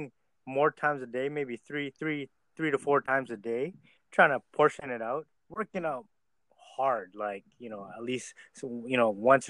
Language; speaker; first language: English; native; English